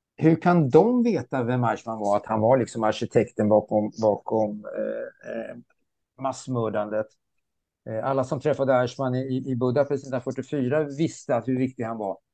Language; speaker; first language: Swedish; early bilingual, other home language; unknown